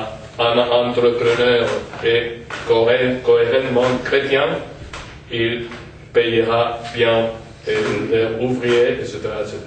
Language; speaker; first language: French; non-native, fluent; Spanish